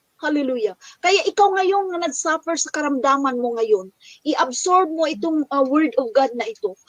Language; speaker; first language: Filipino; non-native, local second language; Cebuano